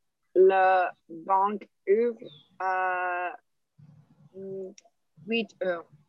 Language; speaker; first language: French; non-native, learner; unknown